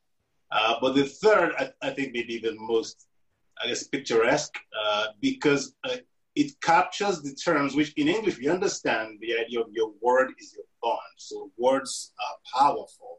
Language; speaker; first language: English; non-native, local second language; Yoruba